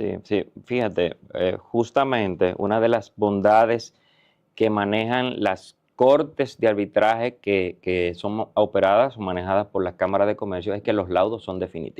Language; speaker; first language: Spanish; native; Spanish